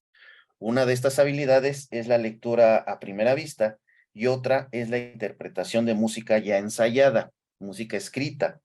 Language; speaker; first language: Spanish; native; Spanish